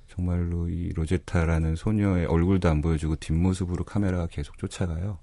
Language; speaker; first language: Korean; native; Korean